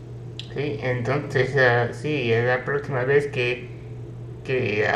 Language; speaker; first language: Spanish; non-native, fluent; English